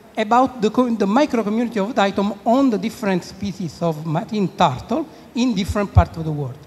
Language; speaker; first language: English; non-native, fluent; Italian